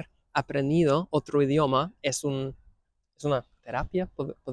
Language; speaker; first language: Spanish; non-native, fluent; English